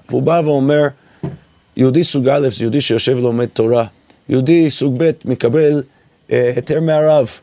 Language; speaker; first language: Hebrew; non-native, fluent; English